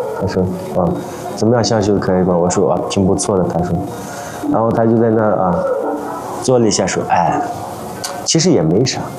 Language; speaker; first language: Chinese; non-native, local second language; Uyghur